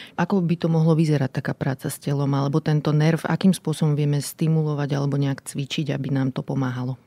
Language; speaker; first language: Slovak; native; Slovak